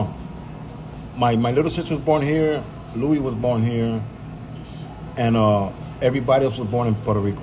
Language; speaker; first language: English; native; English